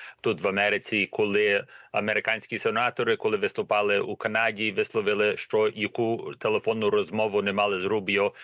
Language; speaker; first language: Ukrainian; early bilingual, heritage; Ukrainian